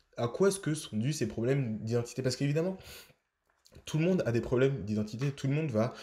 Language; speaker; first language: French; native; French